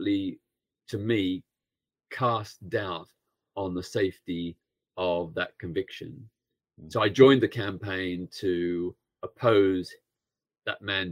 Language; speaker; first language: English; native; English